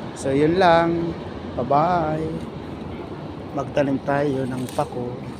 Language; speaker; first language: Filipino; non-native, local second language; Bikol